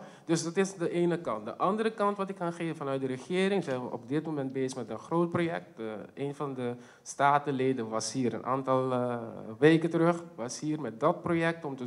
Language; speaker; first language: Dutch; non-native, local second language; Papiamento